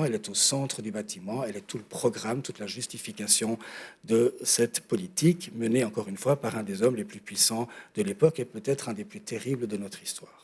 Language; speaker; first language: French; native; French